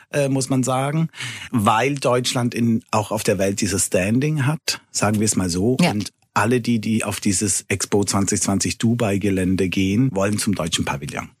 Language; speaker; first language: German; early bilingual, other home language; Italian